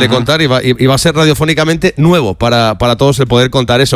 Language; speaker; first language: Spanish; native; Spanish